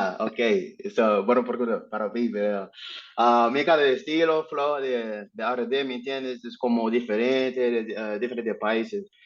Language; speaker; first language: Spanish; non-native, learner; English